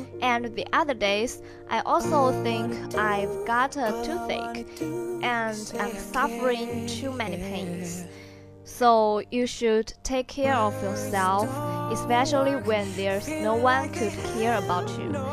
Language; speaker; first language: English; non-native, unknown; Chinese